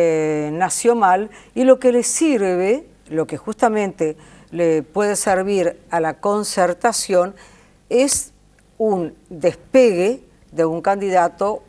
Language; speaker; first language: Spanish; native; Spanish